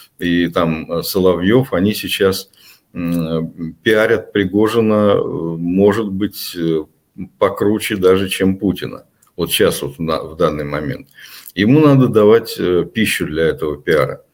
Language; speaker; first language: Russian; native; Russian